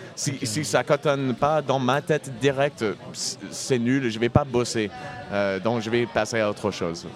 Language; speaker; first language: French; non-native, fluent; English